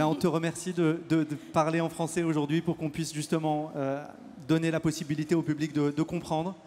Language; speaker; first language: French; native; French